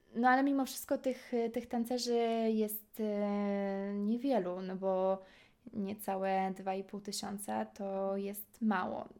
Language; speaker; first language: Polish; native; Polish